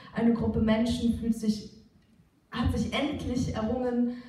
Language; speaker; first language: German; non-native, local second language; Turkish